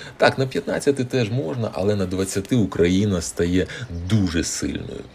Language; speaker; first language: Ukrainian; non-native, local second language; Russian